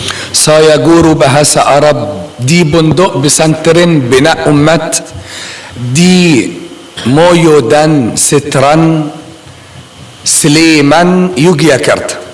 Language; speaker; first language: Indonesian; non-native, learner; Arabic